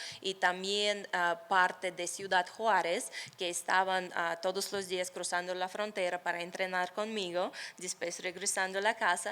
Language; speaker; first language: Spanish; non-native, fluent; Russian